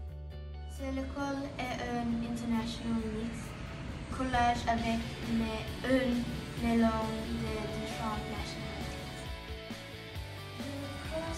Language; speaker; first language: French; non-native, learner; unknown